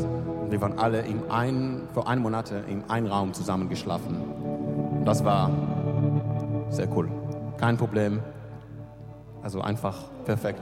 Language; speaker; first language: German; non-native, learner; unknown